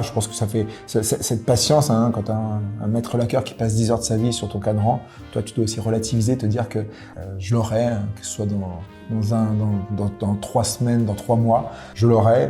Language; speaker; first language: French; native; French